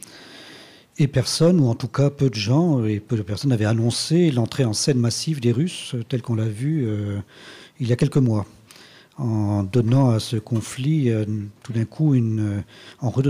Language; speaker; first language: French; native; French